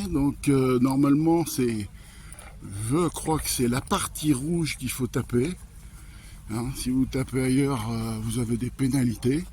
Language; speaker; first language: French; native; French